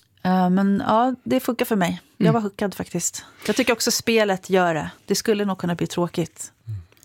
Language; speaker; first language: Swedish; native; Swedish